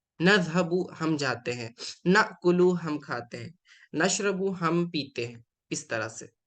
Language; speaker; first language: Urdu; native; Urdu